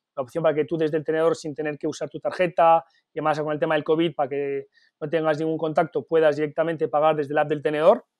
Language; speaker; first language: Spanish; early bilingual, heritage; Spanish